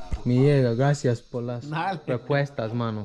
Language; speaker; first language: Spanish; non-native, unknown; English